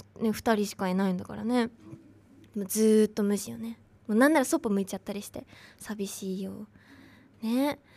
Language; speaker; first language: Japanese; native; Japanese